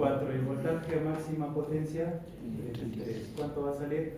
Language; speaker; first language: Spanish; native; Spanish